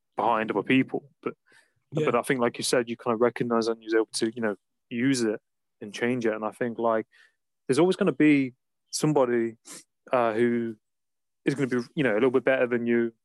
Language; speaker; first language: English; native; English